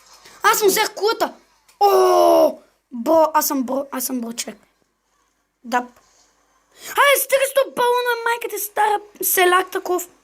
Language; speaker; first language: Bulgarian; native; Bulgarian